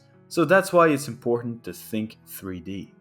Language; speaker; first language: English; non-native, fluent; Dutch